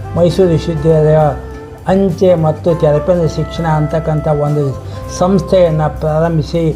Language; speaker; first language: Kannada; native; Kannada